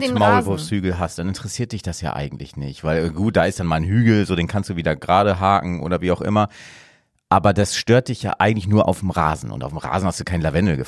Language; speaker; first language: German; native; German